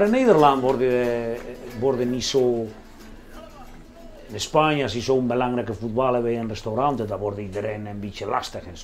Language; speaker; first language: Dutch; non-native, learner; Spanish